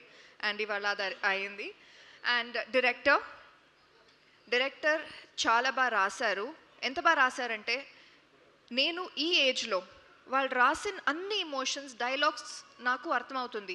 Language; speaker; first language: Telugu; non-native, fluent; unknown